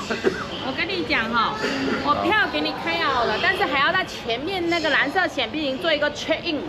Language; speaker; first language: Chinese; native; Chinese